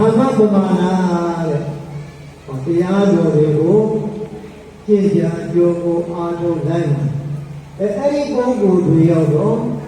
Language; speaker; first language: Burmese; native; Burmese